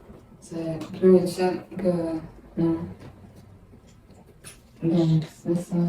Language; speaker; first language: French; non-native, learner; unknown